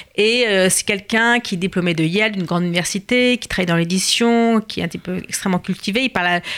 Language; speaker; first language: French; native; French